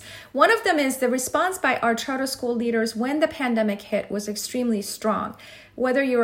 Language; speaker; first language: English; non-native, fluent; Persian